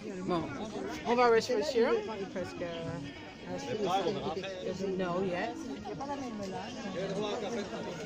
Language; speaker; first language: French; non-native, fluent; English